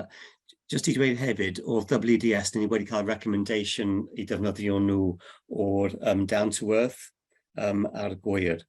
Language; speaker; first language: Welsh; non-native, learner; English